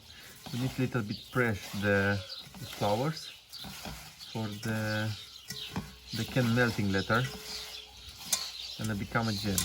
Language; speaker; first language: English; non-native, learner; Romanian